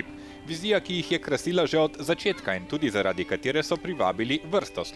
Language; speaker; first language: Slovenian; native; Slovenian